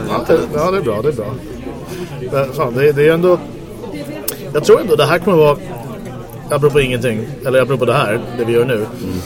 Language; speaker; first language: Swedish; non-native, fluent; English